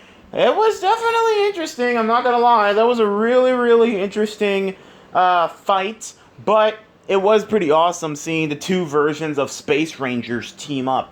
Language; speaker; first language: English; native; English